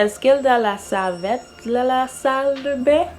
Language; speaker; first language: French; non-native, learner; English